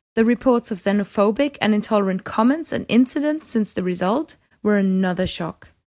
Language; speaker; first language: English; non-native, fluent; German